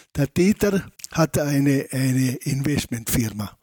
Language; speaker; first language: German; native; German